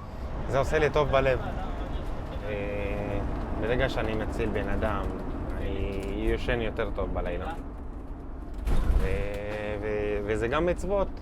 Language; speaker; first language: Hebrew; non-native, local second language; Arabic